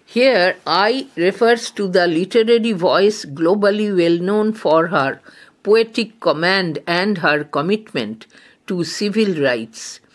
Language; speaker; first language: English; non-native, local second language; Bangla